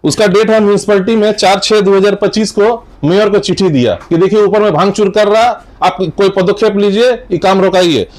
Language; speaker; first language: Hindi; non-native, local second language; Bangla